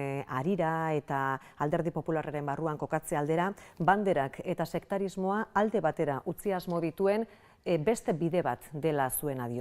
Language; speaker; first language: Basque; native; Basque